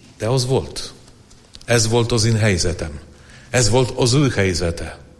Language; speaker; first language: Hungarian; non-native, fluent; Polish